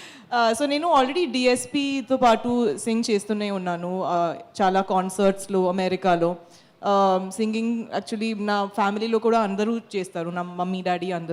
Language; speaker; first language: Telugu; non-native, fluent; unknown